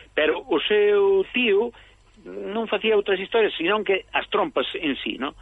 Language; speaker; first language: Galician; native; Galician